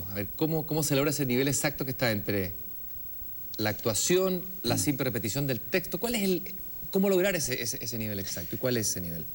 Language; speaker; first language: Spanish; native; Spanish